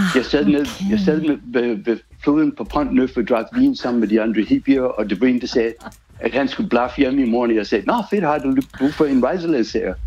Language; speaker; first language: Danish; non-native, fluent; English